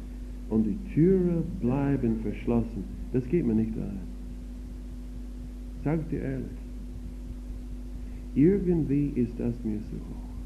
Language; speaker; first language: German; non-native, fluent; English